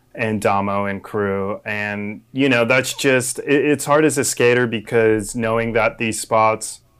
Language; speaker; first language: English; native; English